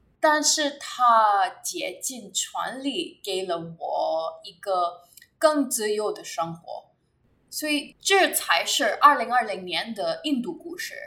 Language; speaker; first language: Chinese; non-native, learner; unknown